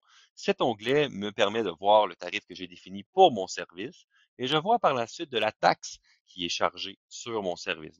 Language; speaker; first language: French; native; French